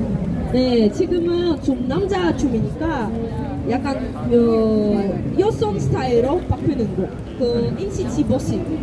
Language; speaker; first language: Korean; non-native, learner; Russian